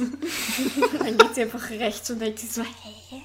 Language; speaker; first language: German; native; German